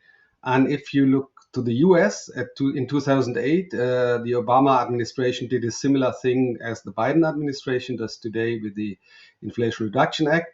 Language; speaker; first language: English; non-native, fluent; German